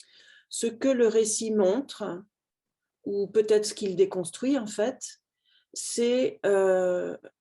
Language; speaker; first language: French; native; French